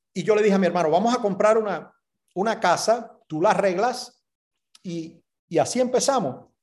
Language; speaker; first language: Spanish; native; Spanish